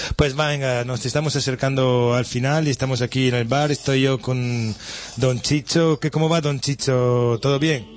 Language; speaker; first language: Spanish; non-native, fluent; Italian